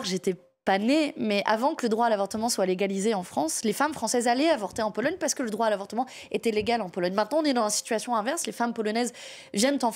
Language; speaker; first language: French; native; French